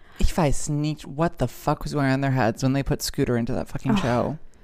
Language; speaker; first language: English; native; English